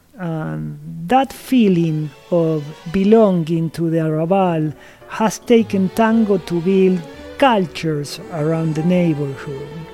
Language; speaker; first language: English; non-native, fluent; Spanish